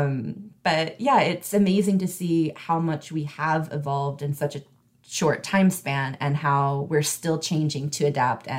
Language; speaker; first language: English; native; English